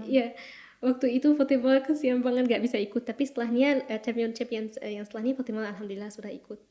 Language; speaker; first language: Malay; non-native, fluent; Arabic